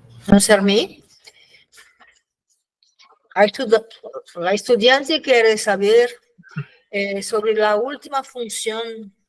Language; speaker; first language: Spanish; non-native, fluent; Portuguese